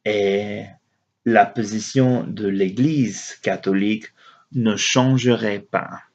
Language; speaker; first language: French; non-native, learner; English